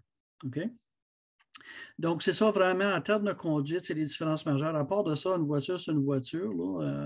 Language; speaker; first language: French; native; French